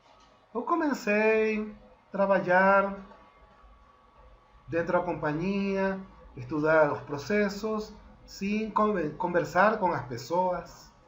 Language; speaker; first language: Portuguese; non-native, fluent; Spanish